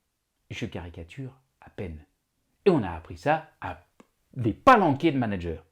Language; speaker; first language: French; native; French